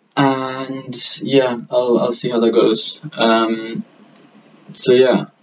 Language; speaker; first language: English; non-native, fluent; Italian